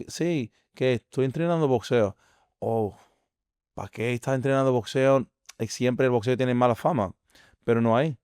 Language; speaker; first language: Spanish; non-native, fluent; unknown